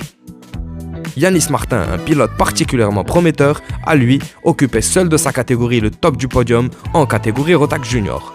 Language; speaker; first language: French; non-native, local second language; Arabic